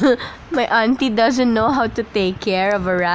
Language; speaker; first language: English; non-native, local second language; Filipino